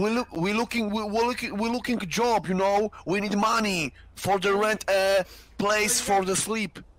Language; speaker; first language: English; non-native, learner; Polish